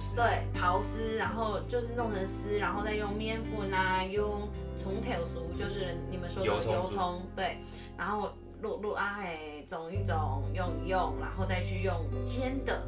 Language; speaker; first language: Chinese; native; Chinese